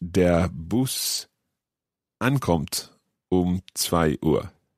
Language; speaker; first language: German; non-native, learner; English